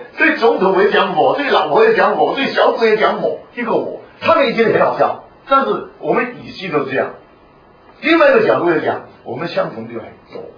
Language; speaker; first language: Chinese; non-native, local second language; Hakka Chinese